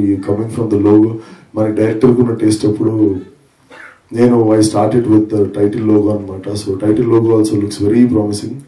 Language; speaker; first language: Telugu; native; Telugu